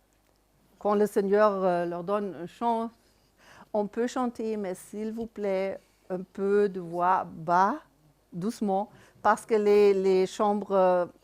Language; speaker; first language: French; non-native, fluent; German